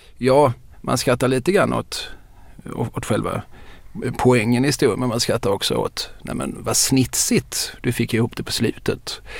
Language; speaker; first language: Swedish; native; Swedish